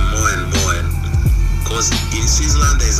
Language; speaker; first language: English; non-native, local second language; Swahili